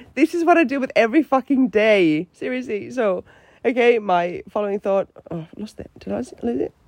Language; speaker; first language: English; non-native, fluent; Finnish